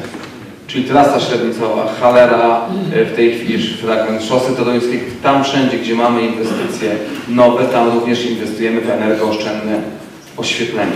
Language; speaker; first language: Polish; native; Polish